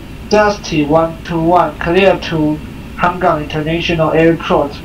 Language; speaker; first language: English; non-native, fluent; Chinese